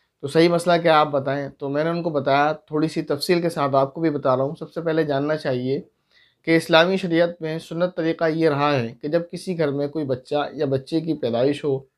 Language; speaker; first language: Urdu; native; Urdu